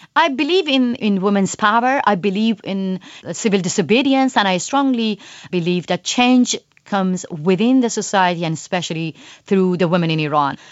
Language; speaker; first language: English; non-native, fluent; Persian